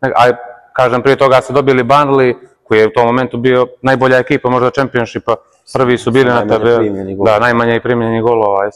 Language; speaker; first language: Bosnian; native; Bosnian